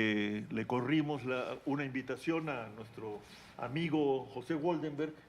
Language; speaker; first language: Spanish; native; Spanish